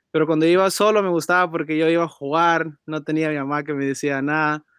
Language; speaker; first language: Spanish; early bilingual, heritage; Spanish